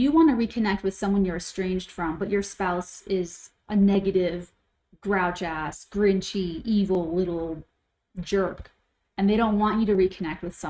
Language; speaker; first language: English; native; English